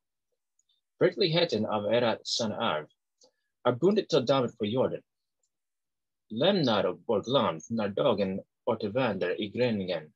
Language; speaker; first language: Swedish; non-native, learner; English